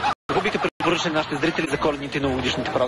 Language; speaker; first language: Bulgarian; native; Bulgarian